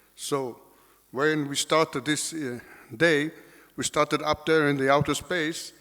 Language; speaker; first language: English; non-native, fluent; Hebrew